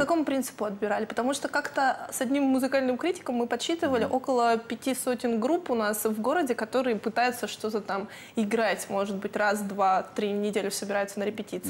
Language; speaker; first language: Russian; native; Russian